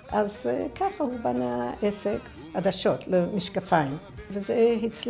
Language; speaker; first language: Hebrew; non-native, fluent; English